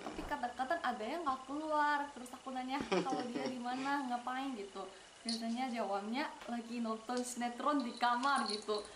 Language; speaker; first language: Indonesian; non-native, fluent; Korean